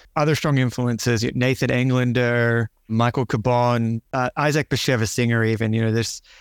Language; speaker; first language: English; native; English